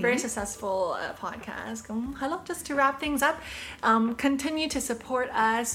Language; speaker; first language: English; early bilingual, other home language; Cantonese